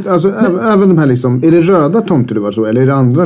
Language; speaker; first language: Swedish; native; Swedish